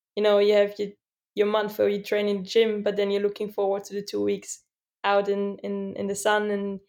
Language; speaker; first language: English; non-native, fluent; German